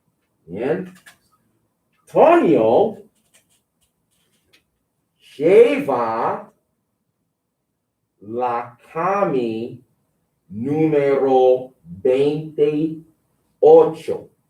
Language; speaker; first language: Spanish; non-native, fluent; English